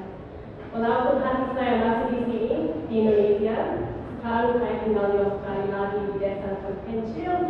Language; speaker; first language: Indonesian; non-native, fluent; English